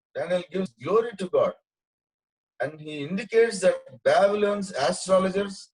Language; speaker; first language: English; non-native, local second language; Telugu